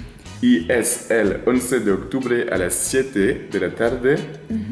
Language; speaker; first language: Spanish; non-native, learner; French